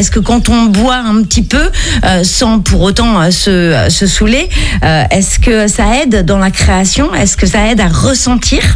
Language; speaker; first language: French; native; French